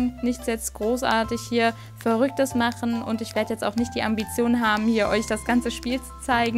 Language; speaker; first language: German; native; German